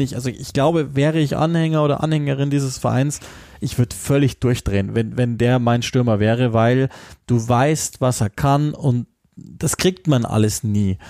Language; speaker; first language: German; native; German